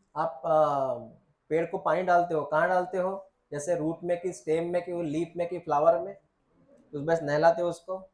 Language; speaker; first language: Hindi; non-native, local second language; Marathi